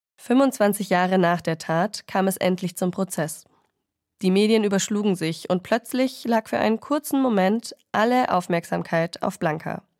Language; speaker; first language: German; native; German